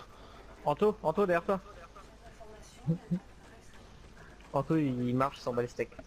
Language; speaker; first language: French; native; French